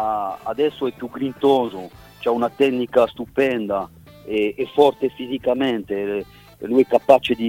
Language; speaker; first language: Italian; non-native, fluent; French